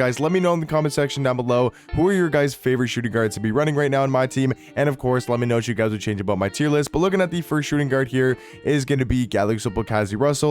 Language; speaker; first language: English; native; English